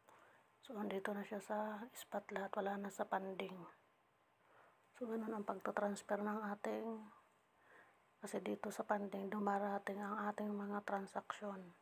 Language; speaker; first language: Filipino; native; Filipino